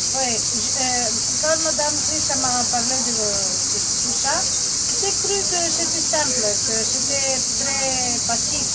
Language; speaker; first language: French; non-native, learner; Greek